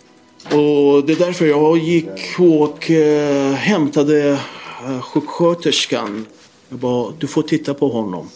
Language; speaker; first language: Swedish; non-native, fluent; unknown